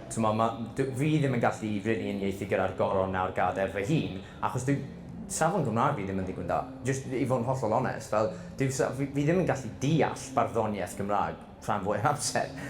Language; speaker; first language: Welsh; non-native, local second language; English